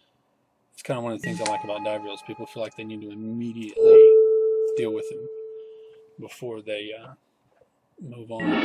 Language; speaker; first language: English; native; English